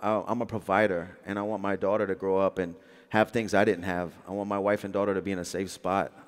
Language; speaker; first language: English; native; English